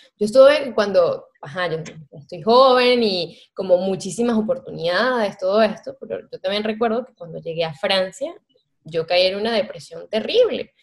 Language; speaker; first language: Spanish; native; Spanish